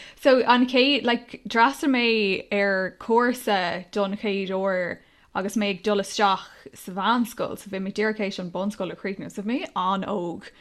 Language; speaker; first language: Irish; non-native, local second language; English